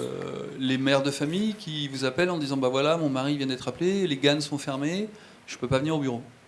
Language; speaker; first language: French; native; French